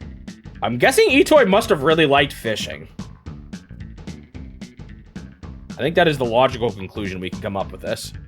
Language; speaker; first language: English; native; English